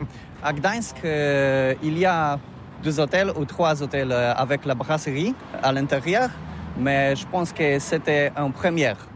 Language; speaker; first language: French; non-native, learner; Polish